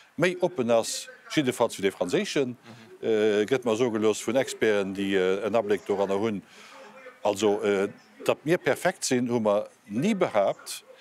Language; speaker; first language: Luxembourgish; native; Luxembourgish